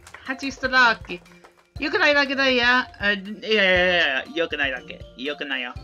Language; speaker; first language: Japanese; non-native, learner; Spanish